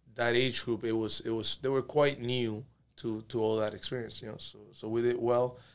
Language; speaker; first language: English; early bilingual, other home language; Spanish